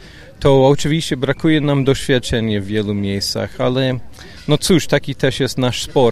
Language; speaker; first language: Polish; non-native, fluent; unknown